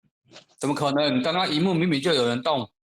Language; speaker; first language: Chinese; native; Chinese